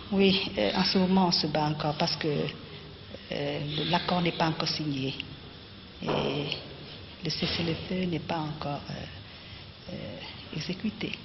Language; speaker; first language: French; non-native, local second language; Vietnamese